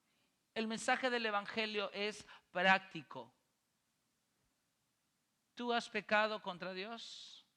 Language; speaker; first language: Spanish; native; Spanish